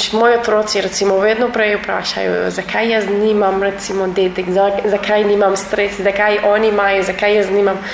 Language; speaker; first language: Slovenian; non-native, learner; Arabic